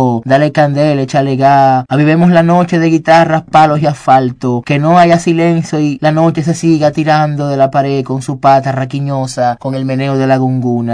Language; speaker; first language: Spanish; native; Spanish